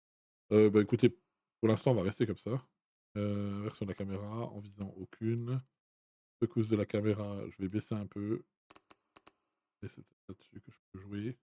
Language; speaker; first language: French; native; French